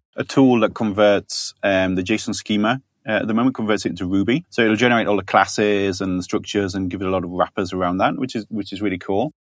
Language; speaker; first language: English; native; English